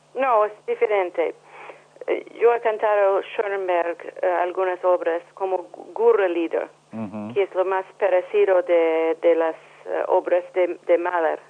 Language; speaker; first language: Spanish; non-native, learner; English